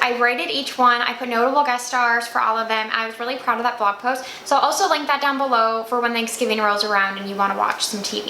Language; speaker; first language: English; native; English